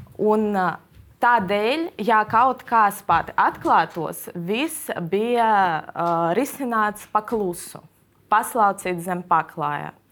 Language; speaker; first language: Latvian; non-native, local second language; Russian